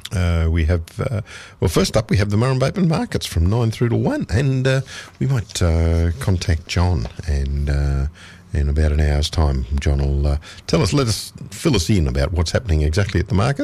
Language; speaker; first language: English; native; English